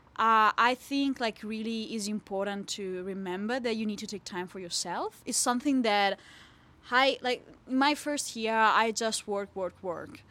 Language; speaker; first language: English; non-native, fluent; Italian